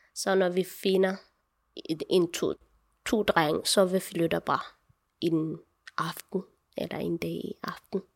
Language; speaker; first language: Danish; non-native, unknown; Tigrinya